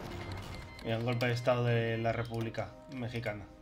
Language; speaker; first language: Spanish; native; Spanish